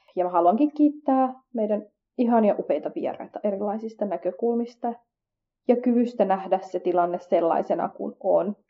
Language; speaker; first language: Finnish; early bilingual, other home language; Kurdish